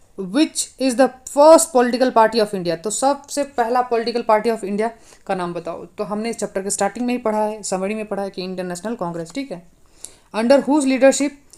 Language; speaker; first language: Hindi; non-native, local second language; Nepali